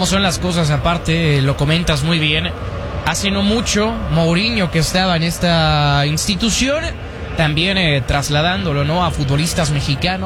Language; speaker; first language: Spanish; native; Spanish